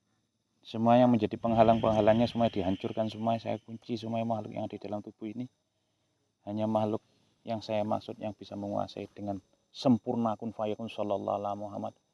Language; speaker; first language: Indonesian; native; Indonesian